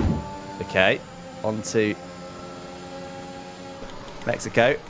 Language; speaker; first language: English; native; English